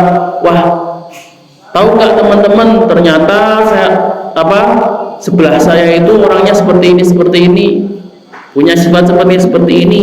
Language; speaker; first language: Indonesian; non-native, local second language; Javanese